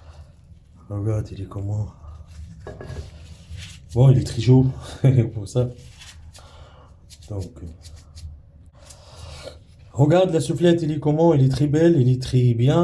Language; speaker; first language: French; non-native, learner; Arabic